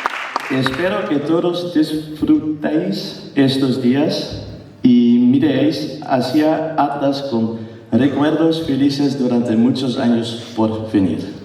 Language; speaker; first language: Spanish; non-native, learner; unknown